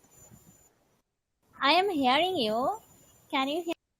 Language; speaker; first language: English; non-native, learner; Bangla